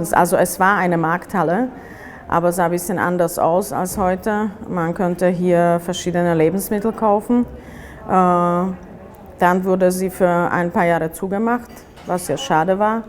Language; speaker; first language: German; non-native, fluent; Slovak